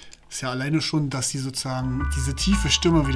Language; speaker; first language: German; native; German